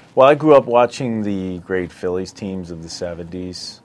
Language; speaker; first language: English; native; English